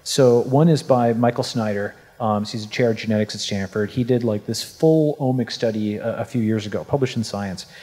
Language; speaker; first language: English; native; English